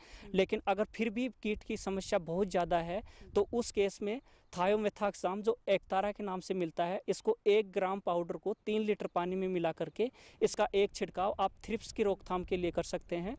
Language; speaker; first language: Hindi; native; Hindi